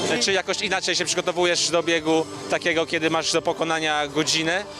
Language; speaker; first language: Polish; native; Polish